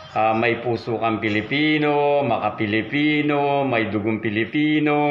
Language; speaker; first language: Filipino; native; Filipino